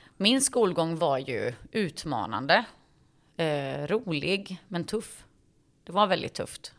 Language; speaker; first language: Swedish; early bilingual, other home language; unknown